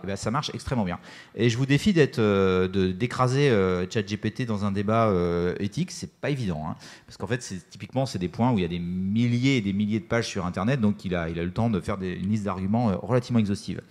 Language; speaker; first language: French; native; French